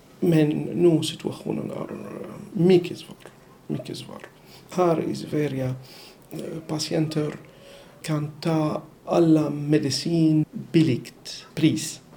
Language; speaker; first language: Swedish; non-native, learner; Arabic